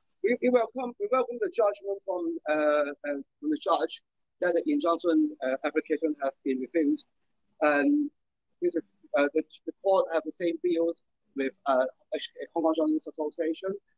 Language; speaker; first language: English; non-native, local second language; Cantonese